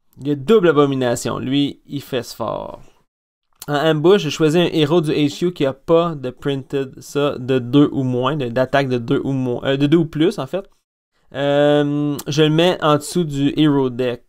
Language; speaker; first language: French; native; French